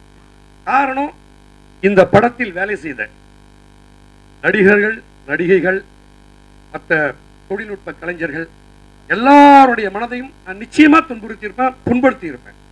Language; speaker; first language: Tamil; native; Tamil